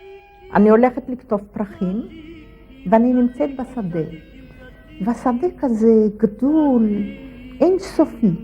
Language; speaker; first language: Hebrew; non-native, fluent; Polish